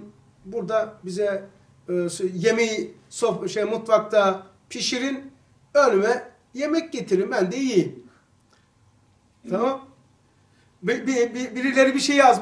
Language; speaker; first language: Turkish; native; Turkish